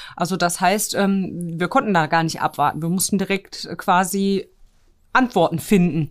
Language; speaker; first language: German; early bilingual, other home language; Polish